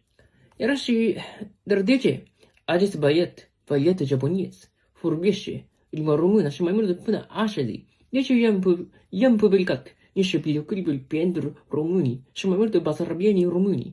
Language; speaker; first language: Romanian; non-native, learner; Japanese